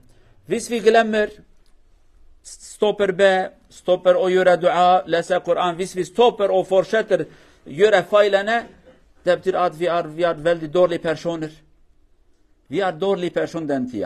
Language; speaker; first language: Norwegian; non-native, fluent; Kurdish